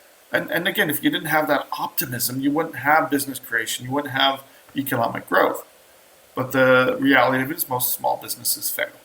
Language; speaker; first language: English; native; English